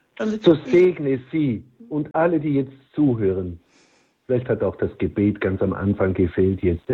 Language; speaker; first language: German; native; German